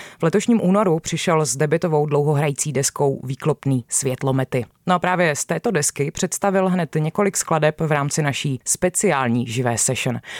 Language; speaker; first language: Czech; native; Czech